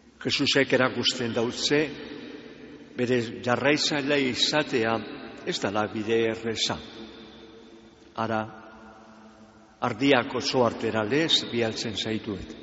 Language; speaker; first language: Basque; native; Basque